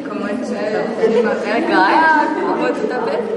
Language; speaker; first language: French; non-native, learner; Slovenian